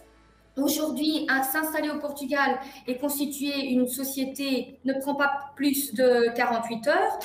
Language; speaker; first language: French; non-native, fluent; Portuguese